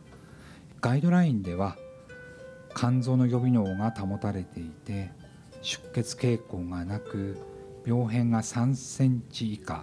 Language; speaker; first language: Japanese; native; Japanese